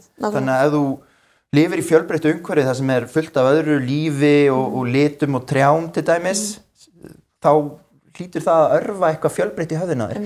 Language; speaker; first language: Icelandic; native; Icelandic